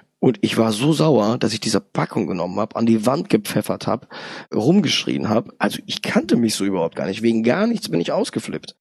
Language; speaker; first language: German; early bilingual, other home language; Polish